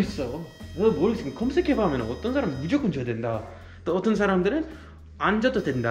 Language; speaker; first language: Korean; non-native, fluent; English